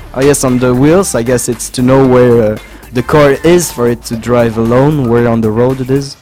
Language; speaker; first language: English; non-native, fluent; French